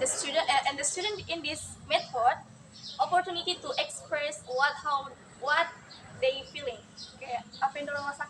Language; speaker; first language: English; non-native, learner; Indonesian